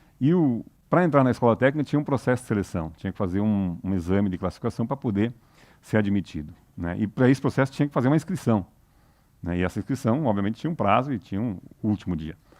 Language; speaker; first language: Portuguese; non-native, local second language; German